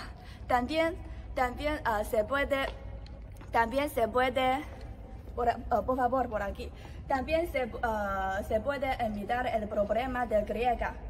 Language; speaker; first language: Spanish; non-native, learner; Chinese